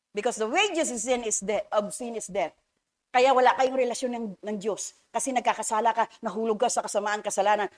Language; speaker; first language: Filipino; native; Filipino